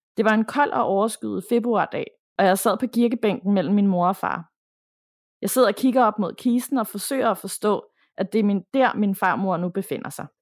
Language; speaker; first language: Danish; native; Danish